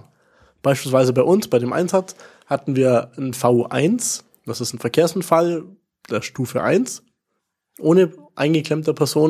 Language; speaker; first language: German; native; German